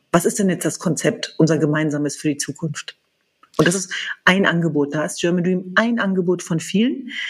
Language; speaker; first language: German; early bilingual, other home language; Kurdish